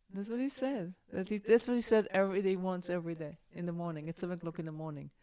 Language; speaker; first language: English; non-native, fluent; Hebrew